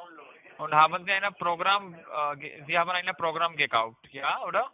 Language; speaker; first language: German; non-native, learner; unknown